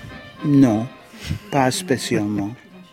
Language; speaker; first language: French; non-native, fluent; English